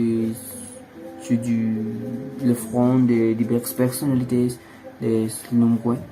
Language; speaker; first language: French; non-native, learner; Spanish